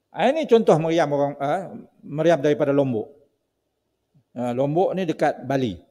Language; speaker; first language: Malay; native; Malay